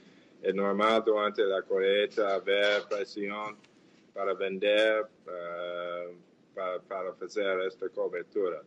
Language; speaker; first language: Portuguese; non-native, fluent; English